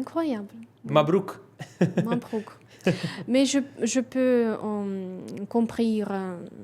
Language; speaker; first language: French; non-native, fluent; Russian